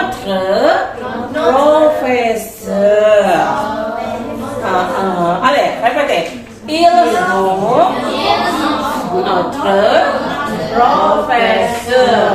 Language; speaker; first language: French; non-native, fluent; Indonesian